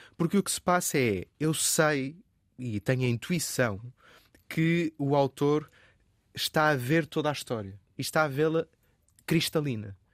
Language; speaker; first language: Portuguese; native; Portuguese